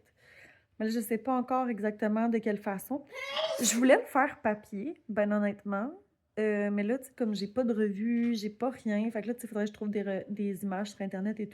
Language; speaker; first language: French; native; French